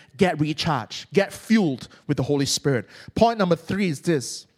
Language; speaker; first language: English; non-native, local second language; Cantonese